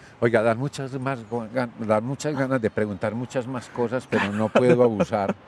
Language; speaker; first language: Spanish; native; Spanish